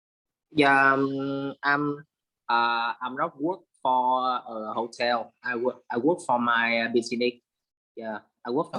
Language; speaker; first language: English; non-native, learner; Vietnamese